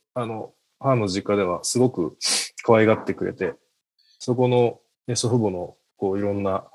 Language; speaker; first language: Japanese; native; Japanese